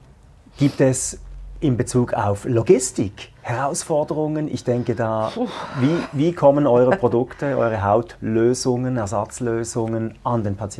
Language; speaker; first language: German; native; German